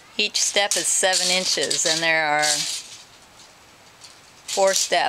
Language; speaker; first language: English; native; English